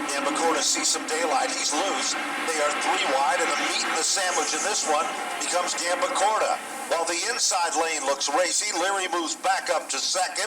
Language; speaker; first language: English; native; English